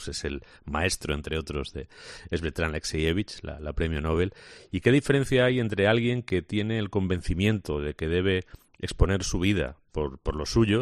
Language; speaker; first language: Spanish; native; Spanish